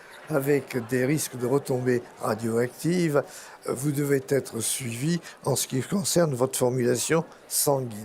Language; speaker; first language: French; native; French